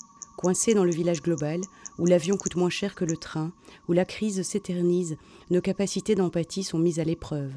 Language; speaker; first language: French; native; French